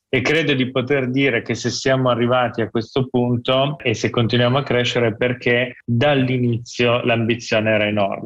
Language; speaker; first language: Italian; native; Italian